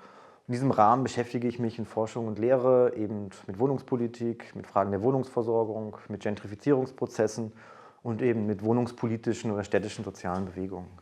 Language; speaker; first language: German; native; German